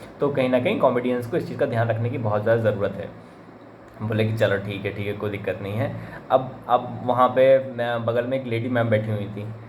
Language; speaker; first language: Hindi; native; Hindi